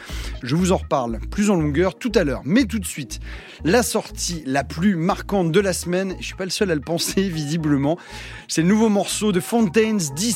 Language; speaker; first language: French; native; French